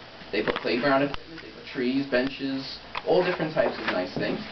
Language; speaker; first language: English; native; English